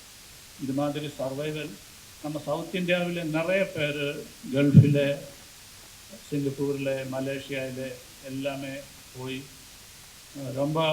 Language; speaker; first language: Tamil; non-native, learner; Malayalam